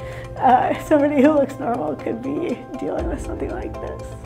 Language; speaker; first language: English; native; English